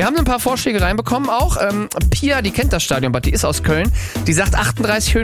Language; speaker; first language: German; native; German